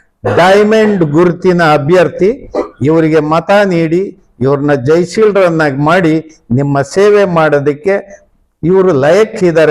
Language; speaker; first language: Kannada; native; Kannada